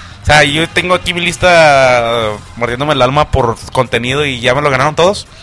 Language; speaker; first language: Spanish; native; Spanish